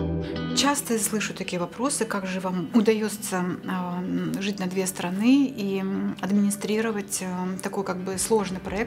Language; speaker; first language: Russian; native; Russian